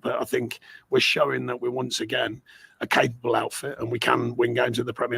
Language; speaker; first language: English; native; English